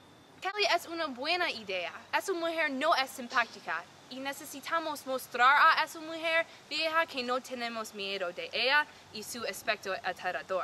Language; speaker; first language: Spanish; non-native, learner; English